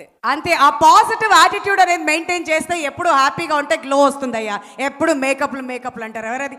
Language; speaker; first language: Telugu; native; Telugu